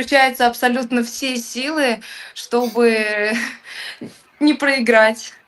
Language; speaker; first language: Russian; native; Russian